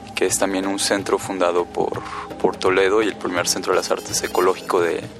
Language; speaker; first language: Spanish; native; Spanish